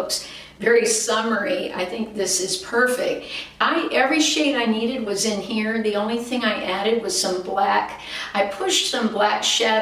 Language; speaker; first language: English; native; English